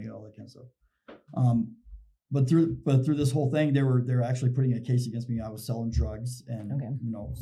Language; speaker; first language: English; native; English